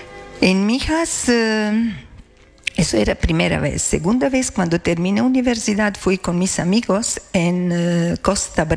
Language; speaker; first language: Spanish; non-native, learner; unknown